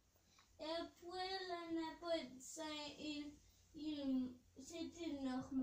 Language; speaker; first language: French; early bilingual, heritage; English